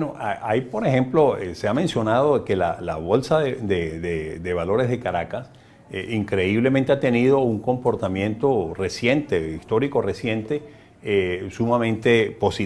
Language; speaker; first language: Spanish; native; Spanish